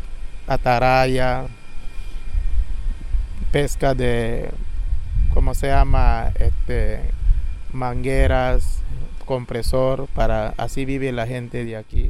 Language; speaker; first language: Spanish; non-native, local second language; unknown